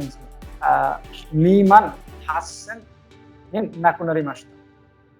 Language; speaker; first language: Japanese; non-native, learner; Bangla